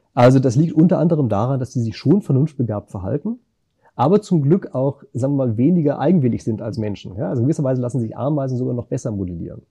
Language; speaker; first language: German; native; German